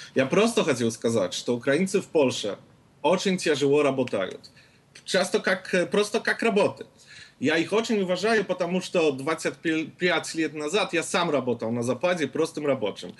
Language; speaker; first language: Russian; non-native, fluent; Polish